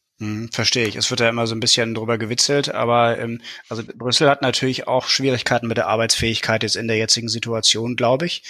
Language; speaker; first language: German; native; German